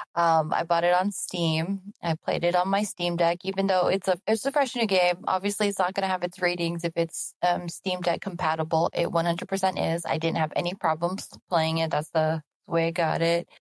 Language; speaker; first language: English; native; English